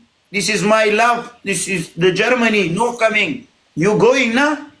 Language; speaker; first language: English; non-native, learner; Pashto